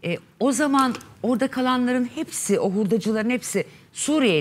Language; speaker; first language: Turkish; native; Turkish